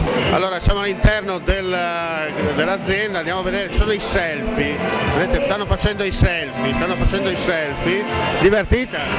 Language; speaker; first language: Italian; native; Italian